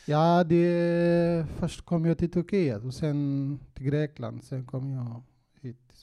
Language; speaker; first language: Swedish; non-native, fluent; Kurdish